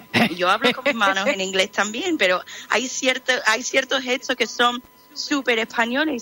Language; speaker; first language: Spanish; non-native, fluent; English